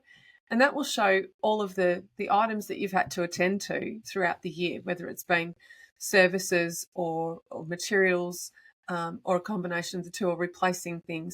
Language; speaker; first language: English; native; English